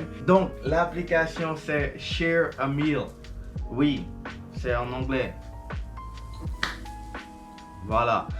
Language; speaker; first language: French; non-native, fluent; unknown